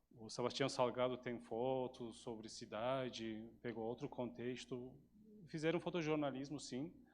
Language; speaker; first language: Portuguese; non-native, fluent; Turkish